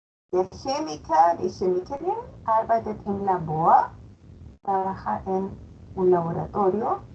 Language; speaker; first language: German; non-native, fluent; Spanish